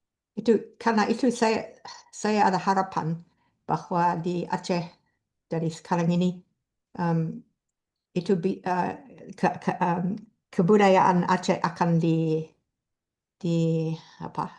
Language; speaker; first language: Indonesian; non-native, fluent; English